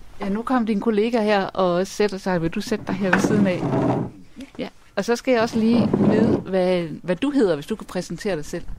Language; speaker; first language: Danish; native; Danish